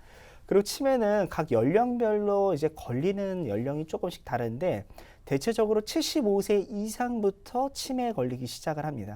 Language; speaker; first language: Korean; native; Korean